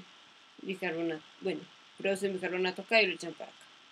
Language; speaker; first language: Spanish; native; Spanish